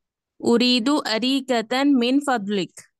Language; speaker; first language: Arabic; non-native, learner; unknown